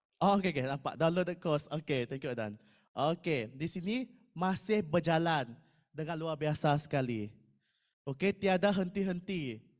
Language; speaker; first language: Malay; non-native, local second language; Iban